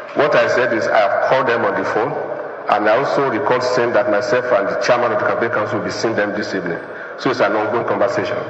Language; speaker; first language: English; non-native, local second language; Yoruba